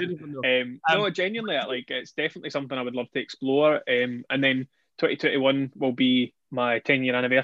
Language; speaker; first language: English; native; English